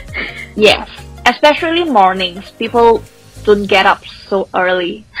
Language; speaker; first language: English; non-native, local second language; Chinese